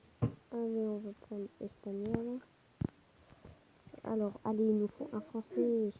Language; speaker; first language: French; native; French